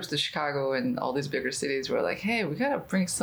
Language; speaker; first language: English; non-native, fluent; Korean